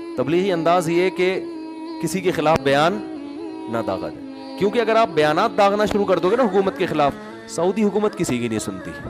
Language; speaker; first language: Urdu; native; Urdu